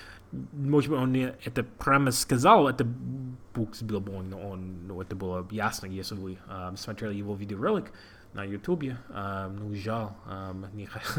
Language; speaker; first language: Russian; non-native, learner; English